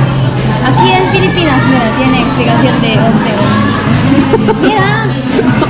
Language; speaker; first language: Spanish; non-native, learner; Filipino